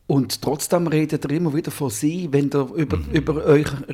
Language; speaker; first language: German; native; German